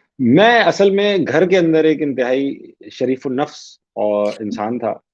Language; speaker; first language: Urdu; native; Urdu